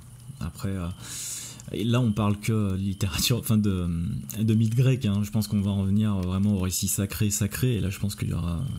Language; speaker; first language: French; native; French